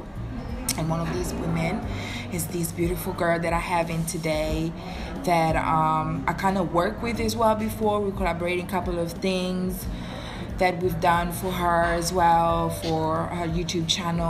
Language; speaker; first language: English; non-native, fluent; Seselwa Creole French